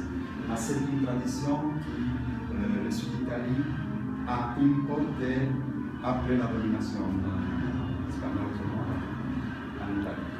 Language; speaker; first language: French; non-native, learner; Italian